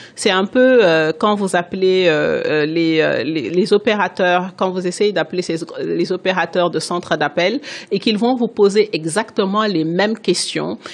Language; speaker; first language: French; non-native, local second language; Wolof